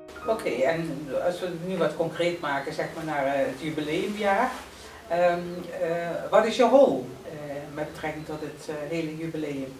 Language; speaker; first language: Dutch; native; Dutch